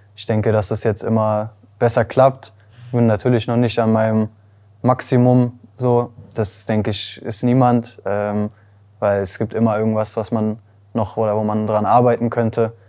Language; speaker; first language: German; native; German